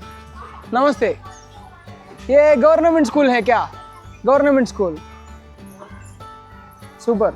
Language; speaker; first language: Hindi; non-native, local second language; Kannada